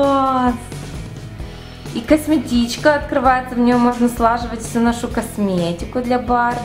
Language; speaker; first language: Russian; native; Russian